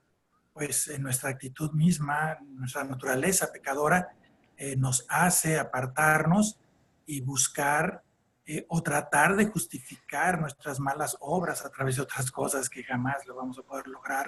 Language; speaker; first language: Spanish; native; Spanish